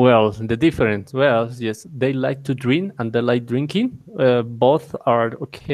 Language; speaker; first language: English; non-native, learner; Spanish